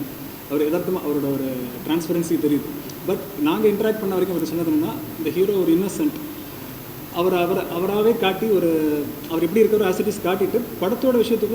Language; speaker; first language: Tamil; native; Tamil